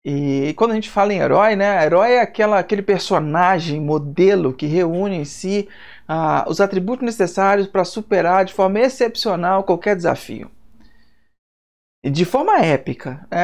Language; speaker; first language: Portuguese; native; Portuguese